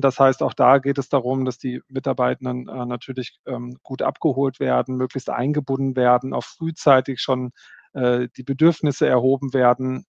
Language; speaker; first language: German; native; German